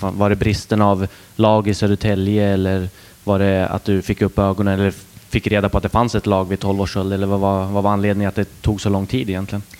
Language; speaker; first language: Swedish; native; Swedish